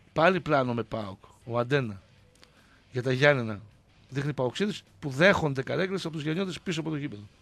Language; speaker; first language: Greek; native; Greek